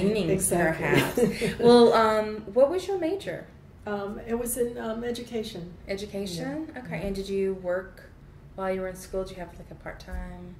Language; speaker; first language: English; native; English